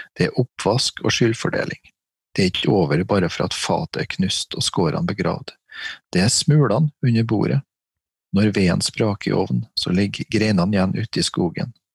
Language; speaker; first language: Norwegian; native; Norwegian